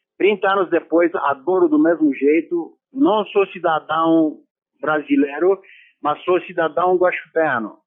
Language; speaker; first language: Portuguese; non-native, fluent; Romanian